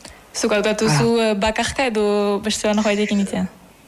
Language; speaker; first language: Basque; native; Basque